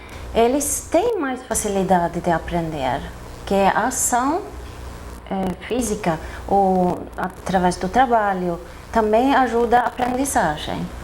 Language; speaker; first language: Portuguese; non-native, fluent; Swedish